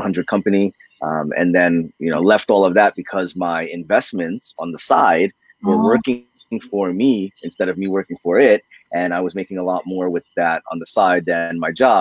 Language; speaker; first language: English; native; English